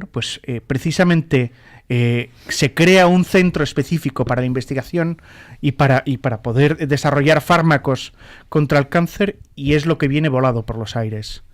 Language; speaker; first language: Spanish; native; Spanish